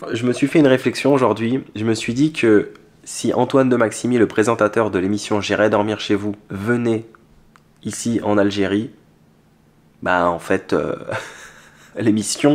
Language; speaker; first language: French; native; French